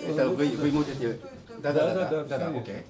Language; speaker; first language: Russian; non-native, learner; Japanese